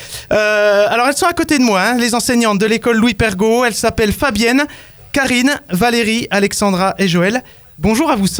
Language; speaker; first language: French; native; French